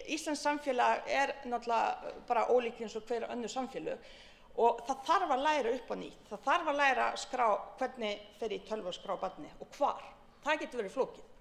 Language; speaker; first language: Icelandic; non-native, fluent; Bosnian